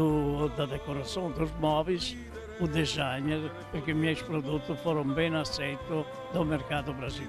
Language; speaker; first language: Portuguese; non-native, fluent; Italian